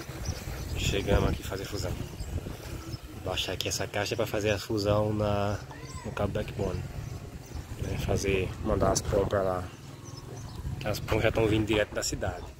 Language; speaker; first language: Portuguese; native; Portuguese